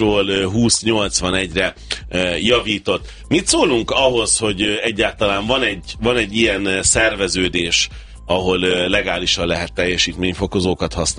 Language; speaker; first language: Hungarian; native; Hungarian